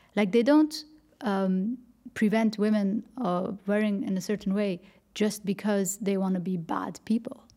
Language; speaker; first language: English; non-native, fluent; Dutch